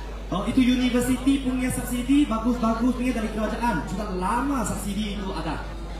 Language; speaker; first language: Malay; non-native, local second language; Chinese